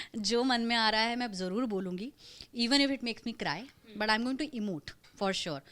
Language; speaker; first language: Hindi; non-native, local second language; Marathi